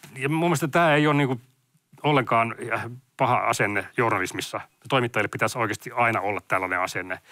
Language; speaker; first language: Finnish; native; Finnish